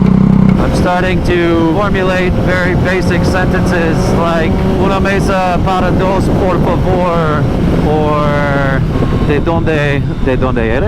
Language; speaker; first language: Spanish; non-native, learner; English